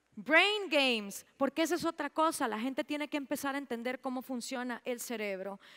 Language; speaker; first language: Spanish; native; Spanish